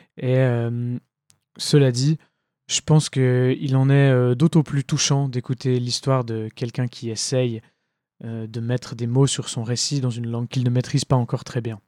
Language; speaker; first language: French; native; French